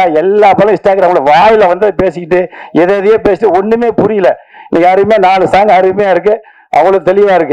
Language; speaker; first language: Tamil; native; Tamil